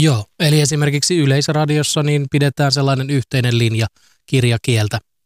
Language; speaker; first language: Finnish; native; Finnish